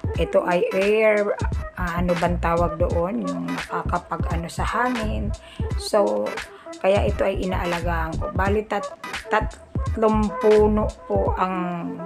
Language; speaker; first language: Filipino; non-native, local second language; Bikol